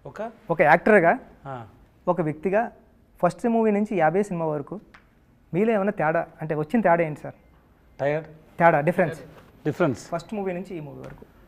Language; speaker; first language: Telugu; native; Telugu